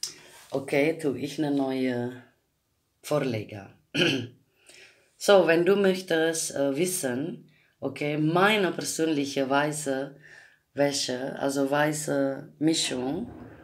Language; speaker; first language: German; non-native, learner; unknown